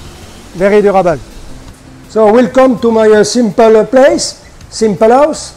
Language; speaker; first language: English; non-native, learner; French